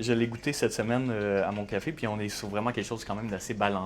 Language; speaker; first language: French; native; French